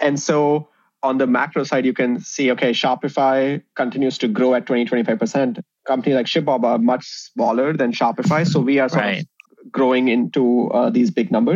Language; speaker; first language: English; non-native, local second language; Hindi